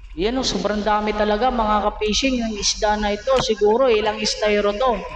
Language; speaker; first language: Filipino; non-native, local second language; Cebuano